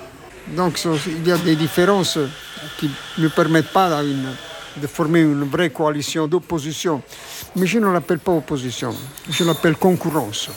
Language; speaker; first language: French; non-native, fluent; Italian